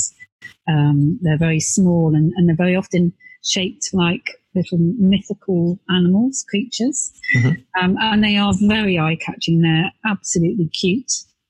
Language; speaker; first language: English; native; English